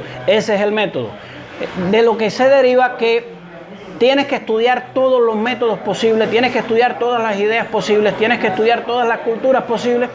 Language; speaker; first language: Spanish; native; Spanish